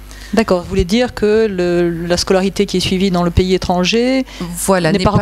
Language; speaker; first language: French; native; French